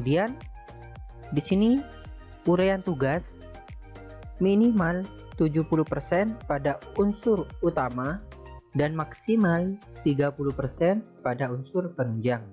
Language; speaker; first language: Indonesian; native; Indonesian